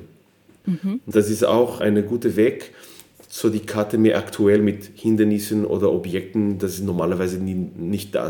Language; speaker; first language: German; non-native, fluent; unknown